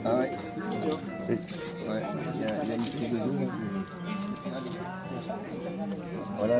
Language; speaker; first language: French; native; French